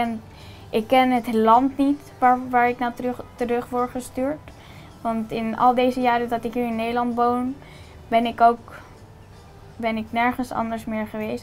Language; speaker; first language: Dutch; early bilingual, other home language; Spanish